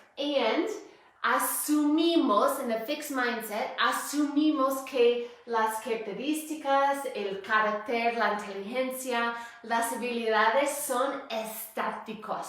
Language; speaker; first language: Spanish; non-native, fluent; English